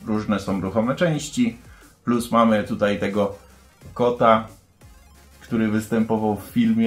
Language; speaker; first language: Polish; native; Polish